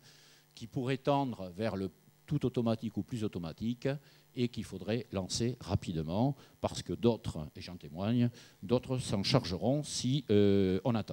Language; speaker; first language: French; native; French